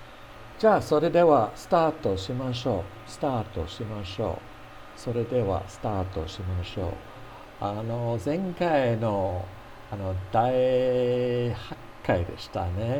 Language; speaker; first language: Japanese; non-native, fluent; English